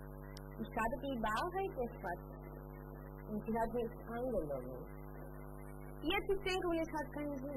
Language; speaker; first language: German; non-native, learner; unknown